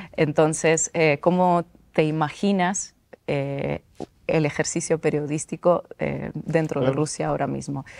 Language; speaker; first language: Spanish; non-native, fluent; Russian